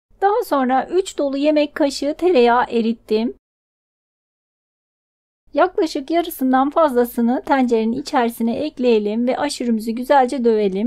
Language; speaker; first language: Turkish; native; Turkish